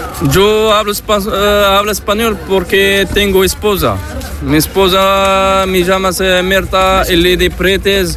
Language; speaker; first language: Spanish; non-native, learner; Arabic